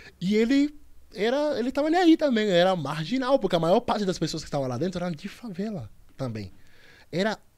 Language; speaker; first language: Portuguese; non-native, fluent; Spanish